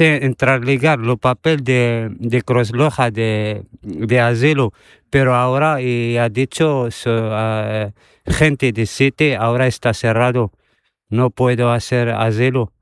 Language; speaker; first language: Spanish; non-native, learner; Arabic